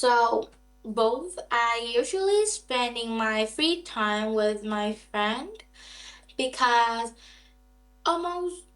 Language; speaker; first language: English; non-native, learner; Vietnamese